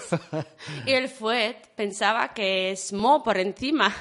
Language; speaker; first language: Spanish; non-native, fluent; Ukrainian